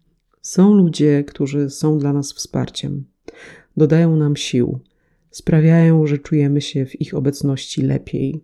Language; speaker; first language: Polish; native; Polish